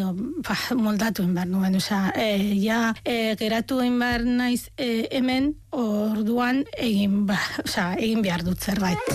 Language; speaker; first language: Basque; non-native, fluent; Arabic